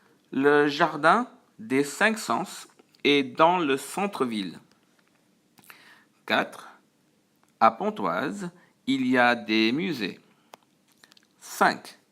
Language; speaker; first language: French; non-native, fluent; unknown